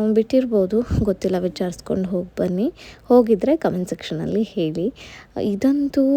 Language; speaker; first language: Kannada; non-native, local second language; Marathi